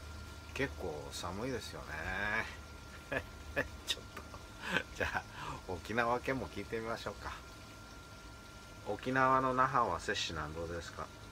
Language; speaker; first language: Japanese; native; Japanese